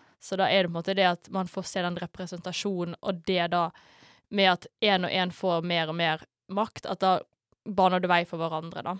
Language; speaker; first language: Norwegian; early bilingual, other home language; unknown